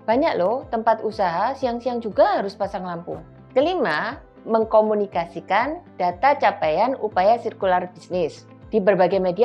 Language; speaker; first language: Indonesian; native; Indonesian